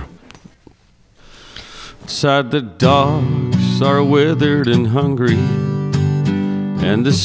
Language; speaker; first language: English; native; English